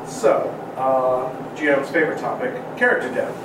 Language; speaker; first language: English; native; English